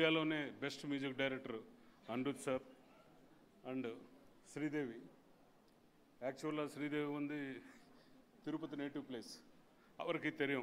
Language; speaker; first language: Tamil; non-native, learner; Telugu